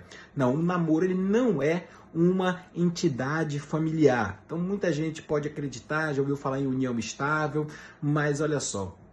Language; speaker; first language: Portuguese; native; Portuguese